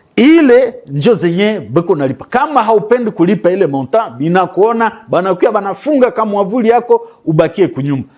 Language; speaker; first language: Swahili; native; Swahili